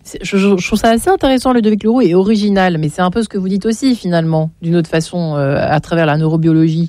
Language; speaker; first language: French; native; French